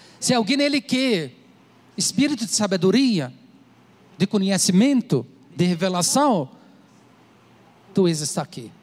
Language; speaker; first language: Portuguese; non-native, learner; Arabic